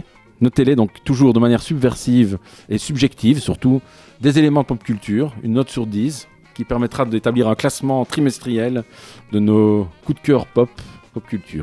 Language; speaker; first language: French; native; French